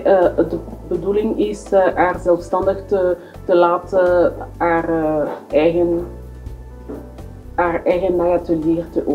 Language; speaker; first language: Dutch; non-native, learner; French